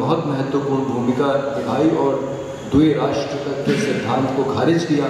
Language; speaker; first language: Hindi; native; Hindi